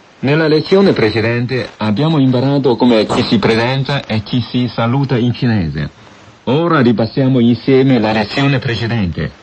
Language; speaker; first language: Italian; non-native, fluent; Chinese